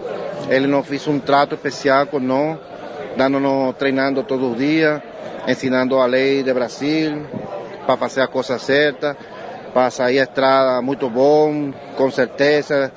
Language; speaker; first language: Portuguese; non-native, learner; Spanish